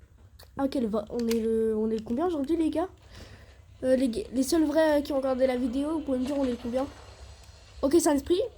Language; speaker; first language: French; native; French